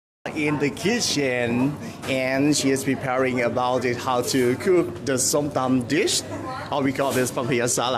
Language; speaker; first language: English; non-native, learner; Thai